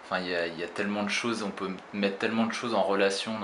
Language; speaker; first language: French; native; French